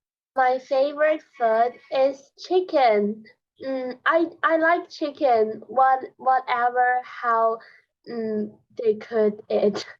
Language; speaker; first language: English; non-native, learner; Chinese